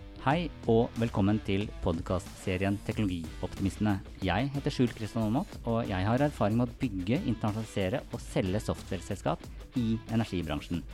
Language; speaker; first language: Norwegian; native; Norwegian